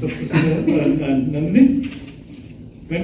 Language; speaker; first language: Hindi; non-native, learner; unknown